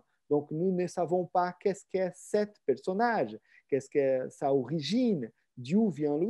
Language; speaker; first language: French; non-native, fluent; Portuguese